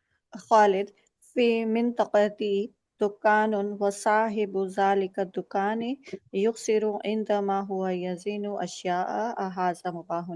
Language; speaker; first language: Arabic; non-native, learner; Urdu